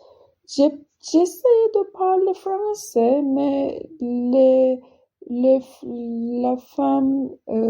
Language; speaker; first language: French; non-native, learner; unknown